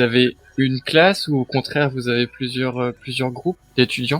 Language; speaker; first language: French; native; French